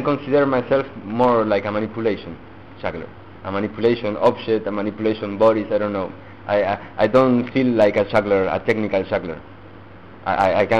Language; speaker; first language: English; non-native, learner; Spanish